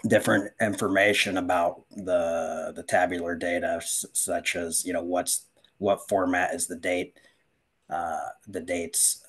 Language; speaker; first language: English; native; English